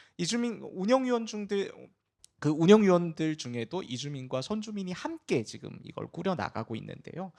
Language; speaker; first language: Korean; early bilingual, heritage; Korean